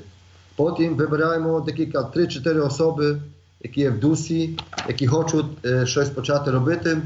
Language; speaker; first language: Polish; non-native, learner; Ukrainian